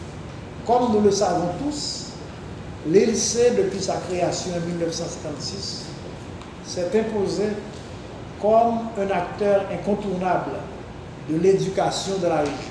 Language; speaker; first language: French; non-native, local second language; Haitian Creole